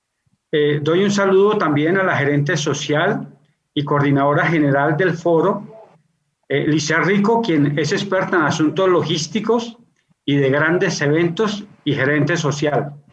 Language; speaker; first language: Spanish; native; Spanish